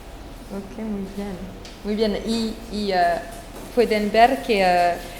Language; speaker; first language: Spanish; non-native, fluent; French